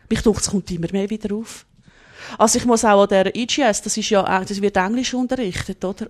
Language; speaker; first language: German; native; German